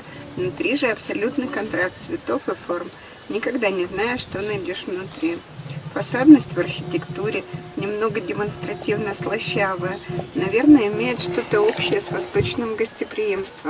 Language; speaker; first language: Russian; native; Russian